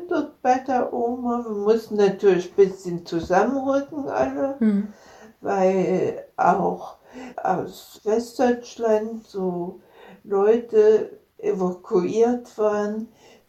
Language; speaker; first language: German; native; German